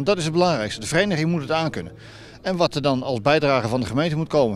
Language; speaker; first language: Dutch; native; Dutch